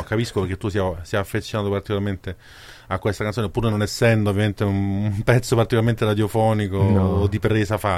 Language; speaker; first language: Italian; native; Italian